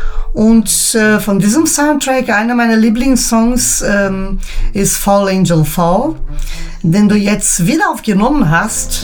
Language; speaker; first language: German; native; German